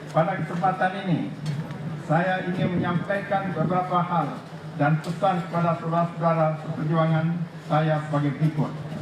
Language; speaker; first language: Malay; non-native, local second language; Achinese